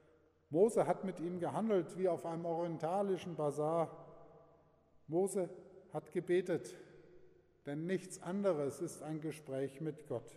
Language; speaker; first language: German; native; German